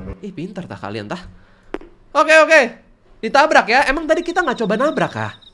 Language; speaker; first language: Indonesian; native; Indonesian